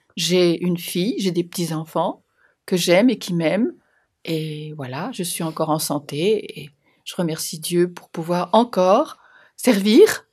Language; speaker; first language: French; native; French